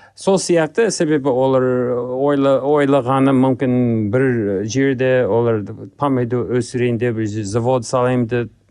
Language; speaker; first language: Kazakh; non-native, learner; English